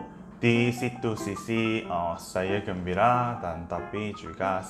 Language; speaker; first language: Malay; non-native, learner; Korean